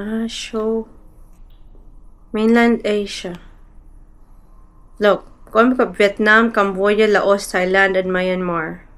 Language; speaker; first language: English; non-native, local second language; Cebuano